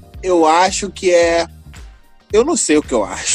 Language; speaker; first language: Portuguese; native; Portuguese